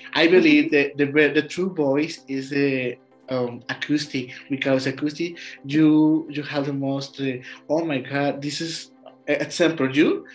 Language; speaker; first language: English; non-native, learner; Spanish